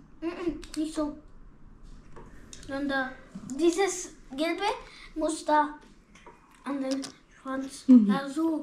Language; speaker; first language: German; early bilingual, heritage; Bosnian